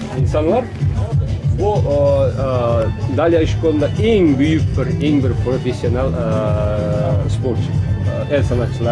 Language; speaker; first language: Turkish; non-native, learner; Hungarian